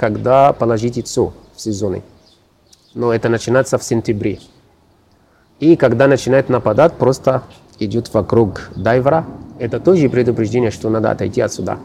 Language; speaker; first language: Russian; non-native, learner; Arabic